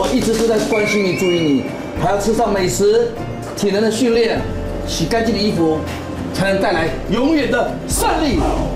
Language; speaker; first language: Chinese; native; Chinese